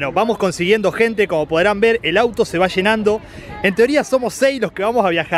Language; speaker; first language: Spanish; native; Spanish